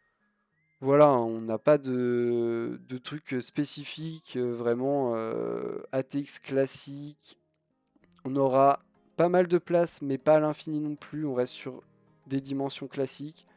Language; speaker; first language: French; native; French